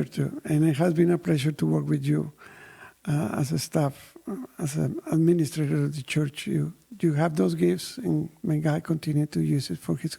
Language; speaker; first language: English; non-native, fluent; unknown